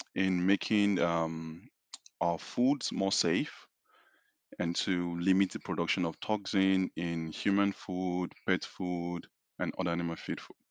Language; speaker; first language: English; non-native, local second language; Yoruba